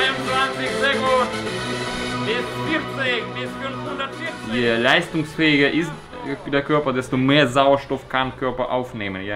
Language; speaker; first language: German; non-native, fluent; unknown